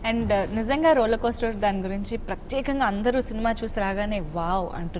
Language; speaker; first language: Telugu; native; Telugu